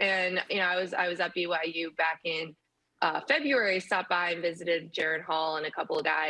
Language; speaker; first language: English; native; English